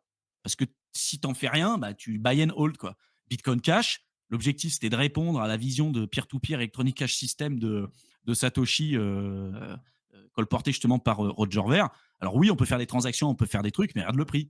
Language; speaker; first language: French; native; French